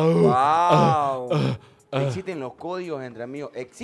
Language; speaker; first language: Spanish; native; Spanish